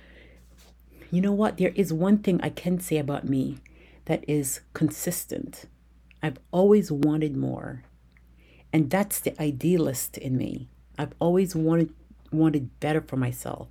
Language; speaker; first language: English; native; English